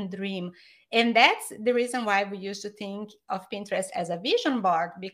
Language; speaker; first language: English; non-native, fluent; Portuguese